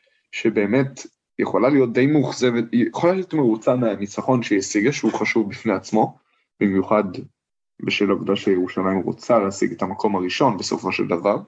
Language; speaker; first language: Hebrew; native; Hebrew